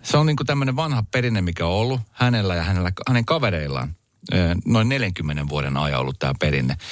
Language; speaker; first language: Finnish; early bilingual, other home language; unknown